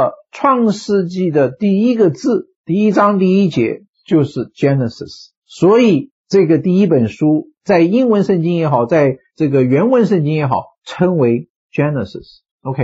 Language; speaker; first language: Chinese; native; Chinese